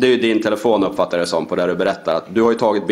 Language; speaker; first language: Swedish; native; Swedish